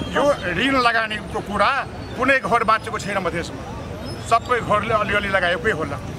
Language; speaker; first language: Nepali; non-native, local second language; Maithili